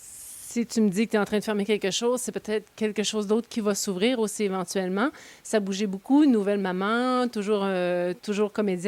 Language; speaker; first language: French; native; French